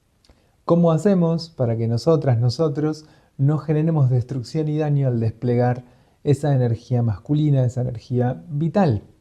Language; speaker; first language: Spanish; native; Spanish